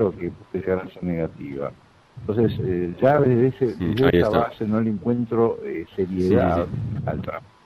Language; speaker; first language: Spanish; native; Spanish